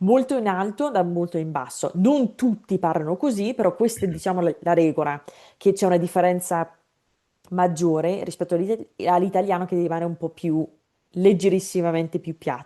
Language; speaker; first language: Italian; non-native, fluent; English